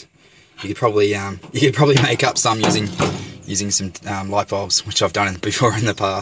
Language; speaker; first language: English; native; English